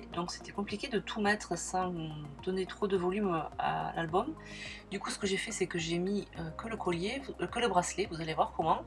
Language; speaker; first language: French; native; French